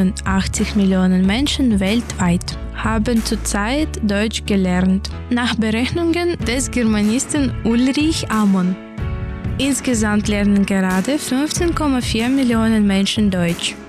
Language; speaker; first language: German; early bilingual, other home language; Ukrainian